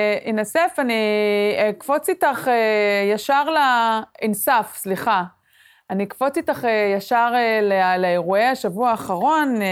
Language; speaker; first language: Hebrew; native; Hebrew